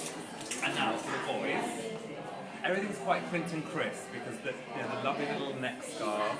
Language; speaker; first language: English; native; English